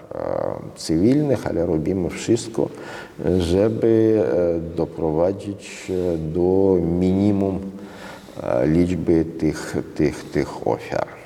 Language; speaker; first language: Polish; non-native, fluent; Russian